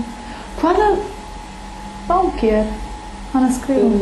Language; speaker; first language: Icelandic; non-native, learner; English